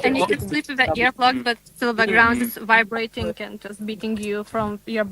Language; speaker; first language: English; non-native, fluent; Ukrainian